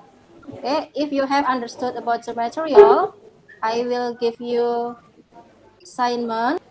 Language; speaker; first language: English; non-native, fluent; Indonesian